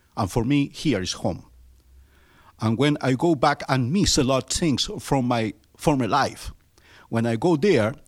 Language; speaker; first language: English; non-native, fluent; Spanish